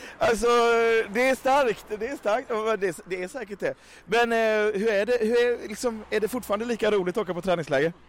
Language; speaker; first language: Swedish; native; Swedish